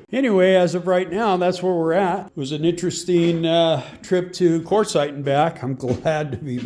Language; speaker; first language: English; native; English